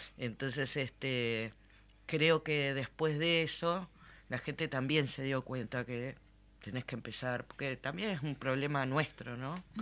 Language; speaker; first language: Spanish; native; Spanish